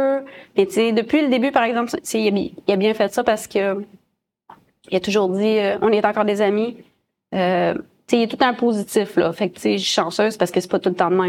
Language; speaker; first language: French; native; French